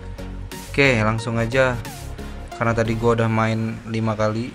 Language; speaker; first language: Indonesian; native; Indonesian